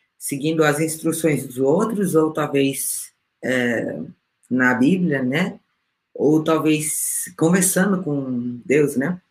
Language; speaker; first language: Portuguese; non-native, fluent; Spanish